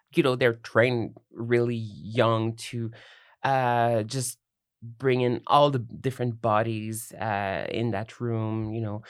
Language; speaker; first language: English; non-native, fluent; French